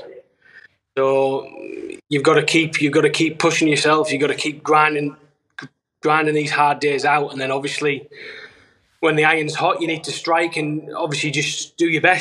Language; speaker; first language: English; native; English